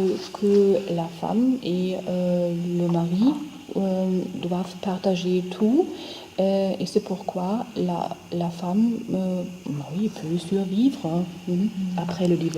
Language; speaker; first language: French; non-native, fluent; German